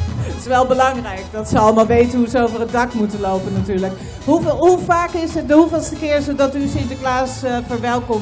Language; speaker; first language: Dutch; native; Dutch